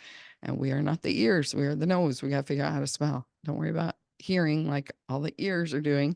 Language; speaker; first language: English; native; English